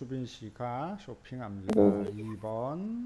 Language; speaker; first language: Korean; native; Korean